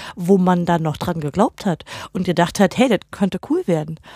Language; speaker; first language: German; native; German